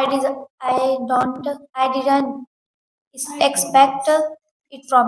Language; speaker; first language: English; non-native, learner; Hindi